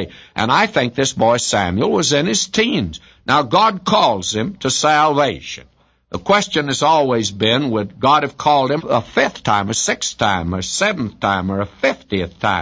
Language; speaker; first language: English; native; English